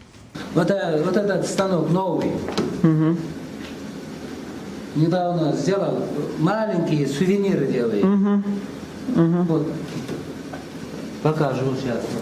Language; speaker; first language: Russian; non-native, local second language; Kyrgyz